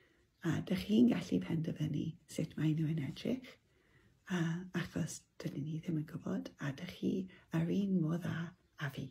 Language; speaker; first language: Welsh; non-native, local second language; English